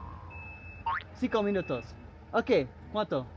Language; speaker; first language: Spanish; non-native, learner; English